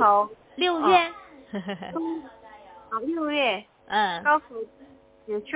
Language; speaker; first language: Chinese; non-native, learner; Korean